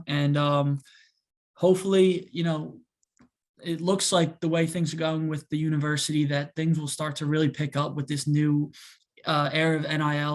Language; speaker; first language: English; native; English